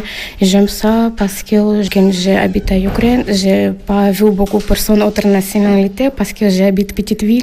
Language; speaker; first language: French; non-native, learner; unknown